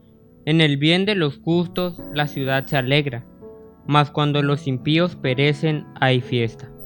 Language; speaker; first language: Spanish; native; Spanish